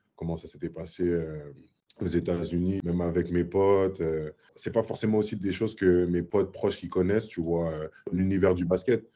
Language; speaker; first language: French; native; French